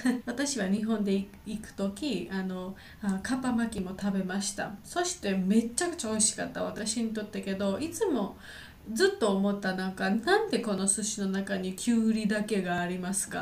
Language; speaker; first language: Japanese; non-native, learner; Georgian